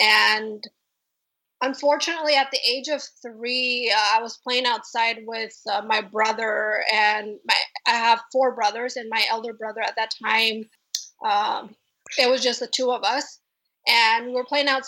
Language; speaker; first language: English; early bilingual, other home language; Spanish